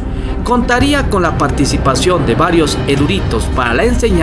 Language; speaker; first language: Spanish; native; Spanish